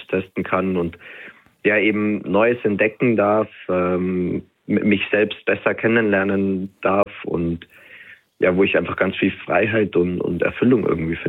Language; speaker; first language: German; native; German